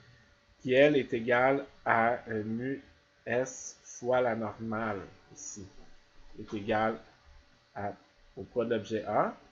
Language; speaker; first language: French; native; French